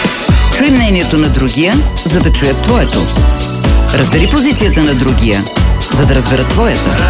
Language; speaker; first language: Bulgarian; native; Bulgarian